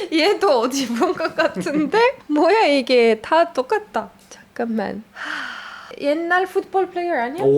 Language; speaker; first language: Korean; non-native, fluent; Arabic